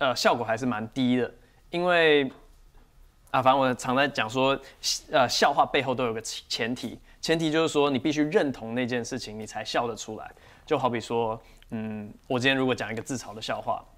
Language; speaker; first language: Chinese; native; Chinese